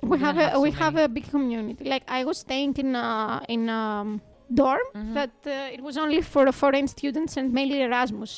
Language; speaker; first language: English; non-native, fluent; Greek